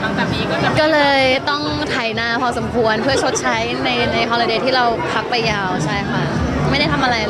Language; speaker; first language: Thai; native; Thai